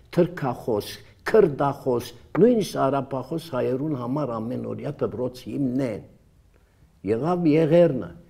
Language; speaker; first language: Armenian; early bilingual, heritage; Armenian